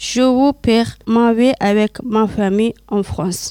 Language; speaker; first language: French; non-native, learner; Mongolian